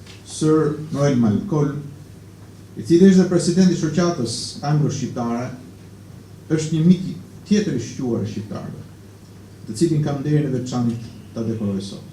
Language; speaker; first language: Albanian; native; Albanian